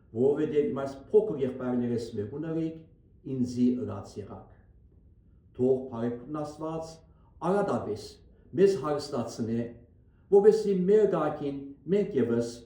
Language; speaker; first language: Armenian; native; Armenian